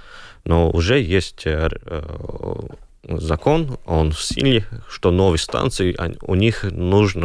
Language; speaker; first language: Russian; non-native, local second language; Latvian